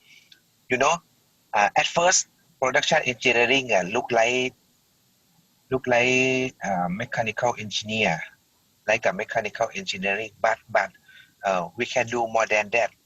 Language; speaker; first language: English; non-native, learner; Thai